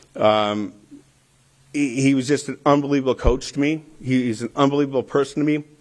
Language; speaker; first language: English; native; English